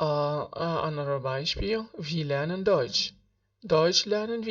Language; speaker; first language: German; non-native, learner; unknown